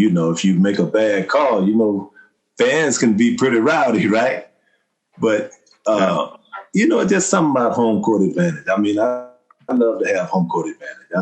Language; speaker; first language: English; native; English